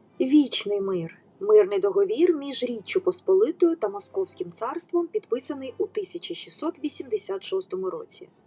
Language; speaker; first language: Ukrainian; native; Ukrainian